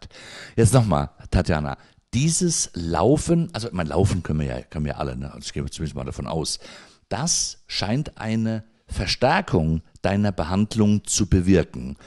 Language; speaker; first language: German; native; German